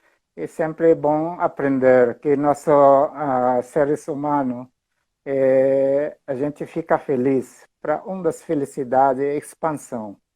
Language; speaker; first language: Portuguese; non-native, fluent; Filipino